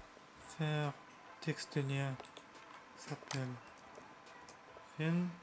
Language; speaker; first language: French; non-native, learner; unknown